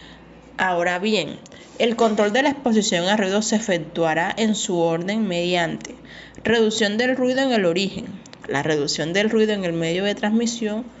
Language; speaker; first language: Spanish; native; Spanish